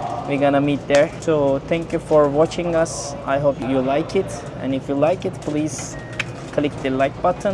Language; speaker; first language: English; non-native, learner; Turkish